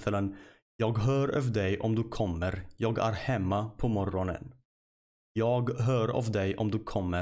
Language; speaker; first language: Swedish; non-native, fluent; Arabic